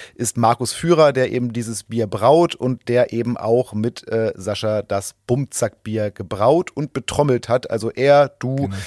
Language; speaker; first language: German; native; German